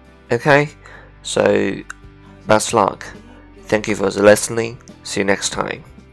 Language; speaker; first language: English; non-native, fluent; Chinese